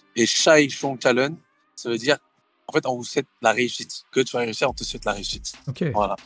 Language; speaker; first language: French; early bilingual, other home language; Thai